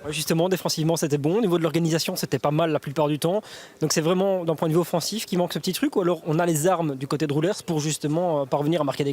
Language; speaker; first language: French; native; French